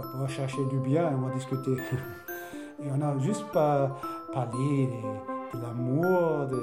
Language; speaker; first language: French; non-native, fluent; German